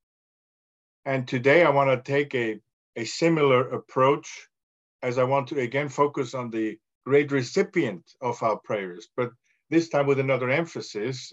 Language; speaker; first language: English; non-native, fluent; German